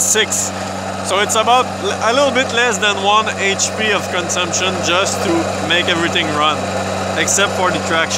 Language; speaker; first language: English; non-native, fluent; French